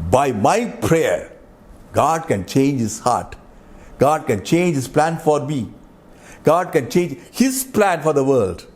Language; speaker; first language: English; non-native, local second language; Tamil